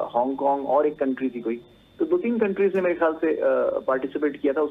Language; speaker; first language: Hindi; native; Hindi